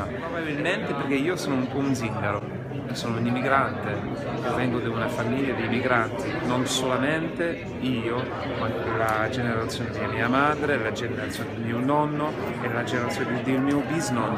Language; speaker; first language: Italian; non-native, fluent; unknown